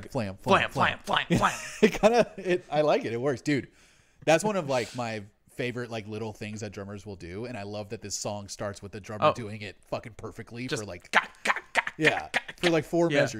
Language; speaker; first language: English; native; English